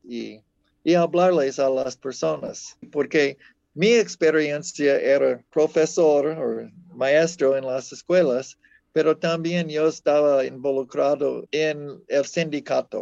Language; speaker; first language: Spanish; non-native, fluent; English